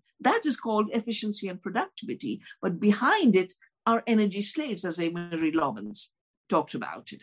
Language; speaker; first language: English; non-native, local second language; Hindi